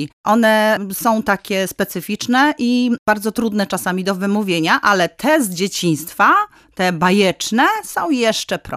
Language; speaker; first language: Polish; native; Polish